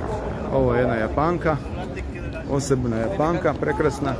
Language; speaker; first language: Serbian; native; Serbian